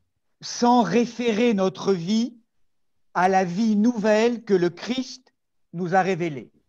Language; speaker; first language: French; native; French